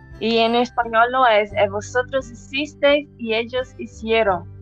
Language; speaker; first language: Spanish; non-native, fluent; Portuguese